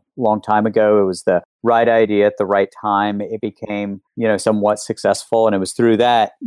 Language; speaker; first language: English; native; English